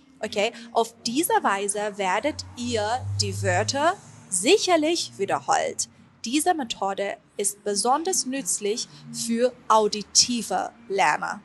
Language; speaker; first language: German; non-native, fluent; Persian